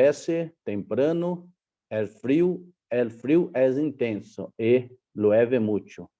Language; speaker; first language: Spanish; non-native, learner; Portuguese